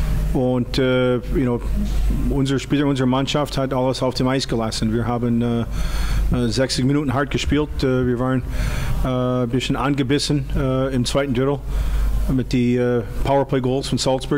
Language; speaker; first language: German; non-native, fluent; English